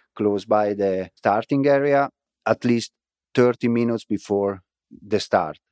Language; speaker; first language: English; non-native, fluent; Italian